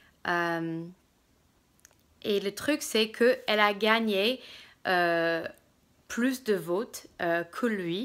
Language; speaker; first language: French; non-native, fluent; English